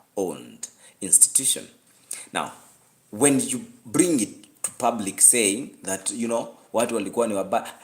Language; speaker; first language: English; non-native, local second language; Gusii